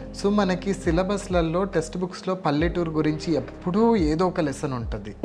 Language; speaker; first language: Telugu; non-native, local second language; Lambadi